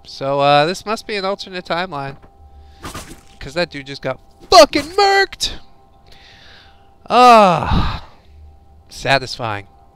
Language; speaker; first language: English; native; English